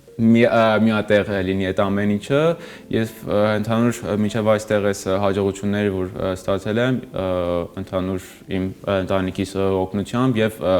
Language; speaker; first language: Armenian; early bilingual, heritage; Armenian